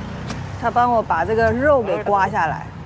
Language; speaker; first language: Chinese; native; Chinese